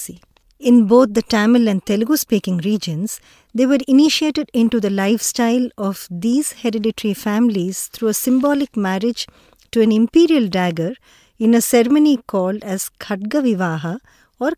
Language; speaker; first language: English; non-native, local second language; Telugu